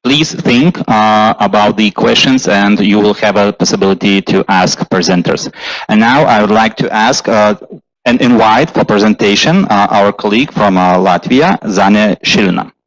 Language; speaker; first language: English; non-native, fluent; Lithuanian